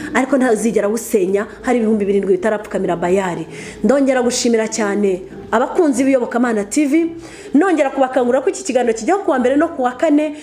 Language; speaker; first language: Kinyarwanda; early bilingual, heritage; Kinyarwanda